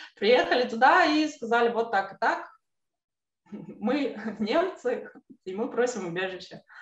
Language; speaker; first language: Russian; native; Russian